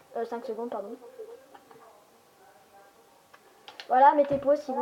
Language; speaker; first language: French; native; French